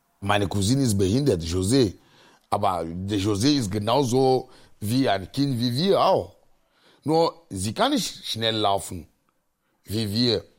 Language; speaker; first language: German; non-native, fluent; Ewe